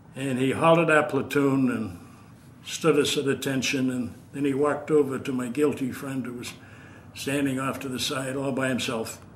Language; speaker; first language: English; native; English